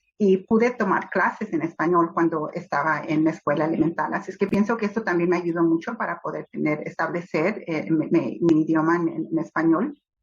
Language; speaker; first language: Spanish; native; Spanish